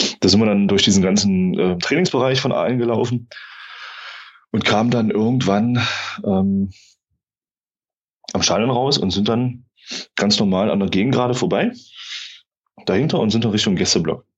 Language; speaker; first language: German; native; German